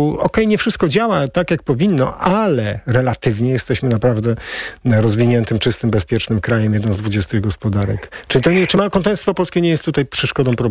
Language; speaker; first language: Polish; native; Polish